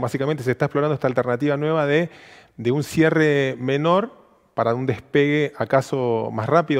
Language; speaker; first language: Spanish; native; Spanish